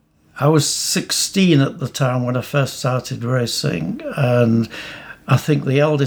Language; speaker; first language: English; native; English